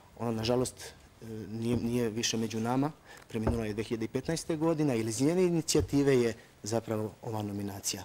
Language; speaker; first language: Serbian; native; Serbian